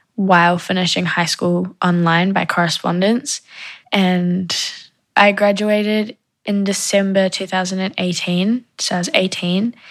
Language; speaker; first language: English; native; English